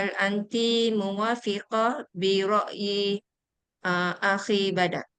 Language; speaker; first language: Arabic; non-native, learner; Malay